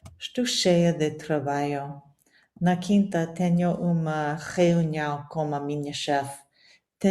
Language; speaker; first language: Portuguese; non-native, learner; English